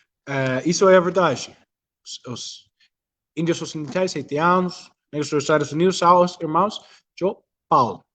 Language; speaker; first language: Portuguese; non-native, learner; English